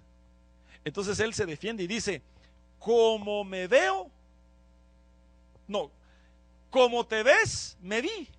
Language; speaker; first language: Spanish; native; Spanish